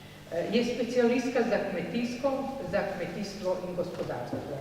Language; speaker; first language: Slovenian; native; Slovenian